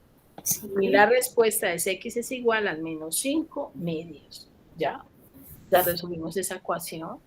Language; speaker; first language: Spanish; native; Spanish